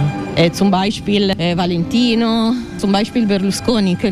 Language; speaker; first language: German; non-native, learner; Italian